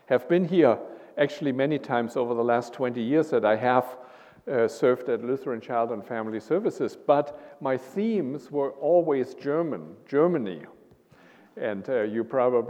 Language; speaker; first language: English; non-native, fluent; German